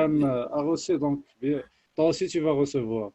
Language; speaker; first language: French; non-native, local second language; Arabic